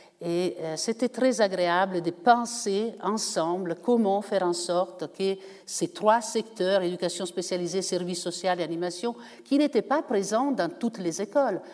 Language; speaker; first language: French; non-native, fluent; Italian